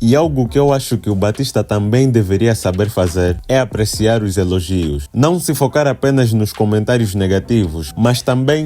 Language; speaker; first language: Portuguese; native; Portuguese